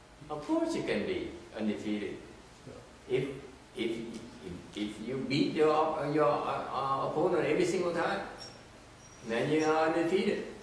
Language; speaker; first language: English; non-native, fluent; Vietnamese